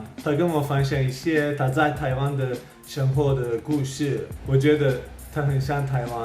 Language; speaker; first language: Chinese; non-native, fluent; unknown